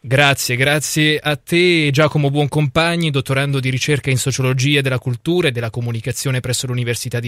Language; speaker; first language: Italian; native; Italian